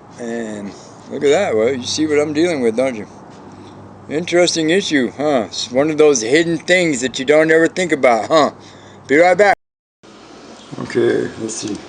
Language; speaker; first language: English; native; English